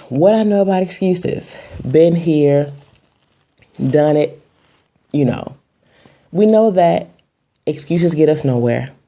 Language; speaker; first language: English; native; English